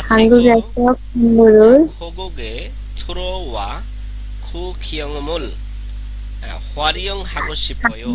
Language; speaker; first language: Korean; non-native, fluent; Bangla